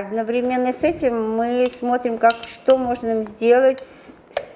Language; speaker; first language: Russian; native; Russian